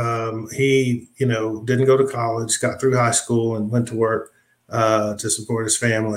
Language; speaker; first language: English; native; English